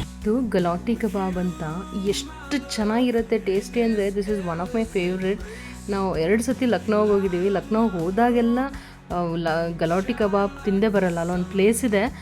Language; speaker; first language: Kannada; native; Kannada